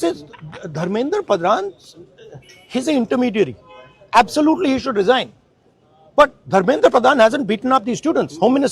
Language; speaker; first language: English; non-native, local second language; Hindi